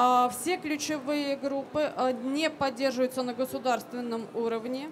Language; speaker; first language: Russian; native; Russian